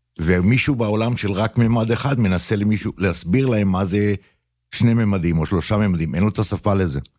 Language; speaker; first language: Hebrew; native; Hebrew